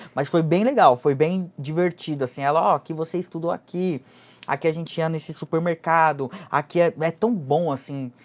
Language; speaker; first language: Portuguese; early bilingual, other home language; Japanese